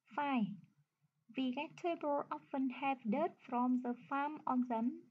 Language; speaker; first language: English; non-native, fluent; Vietnamese